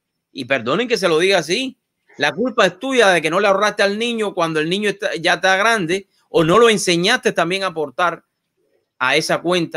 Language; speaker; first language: Spanish; native; Spanish